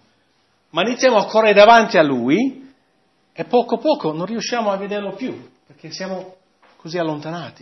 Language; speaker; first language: Italian; non-native, fluent; English